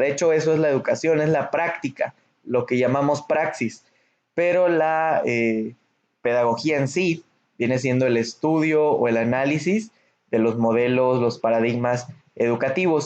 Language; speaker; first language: Spanish; native; Spanish